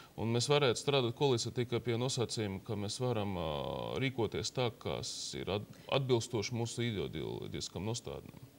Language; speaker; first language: Latvian; non-native, local second language; Russian